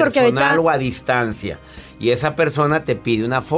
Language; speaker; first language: Spanish; native; Spanish